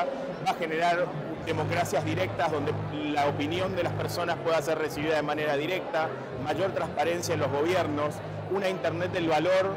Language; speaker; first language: Spanish; native; Spanish